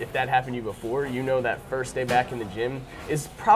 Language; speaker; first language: English; native; English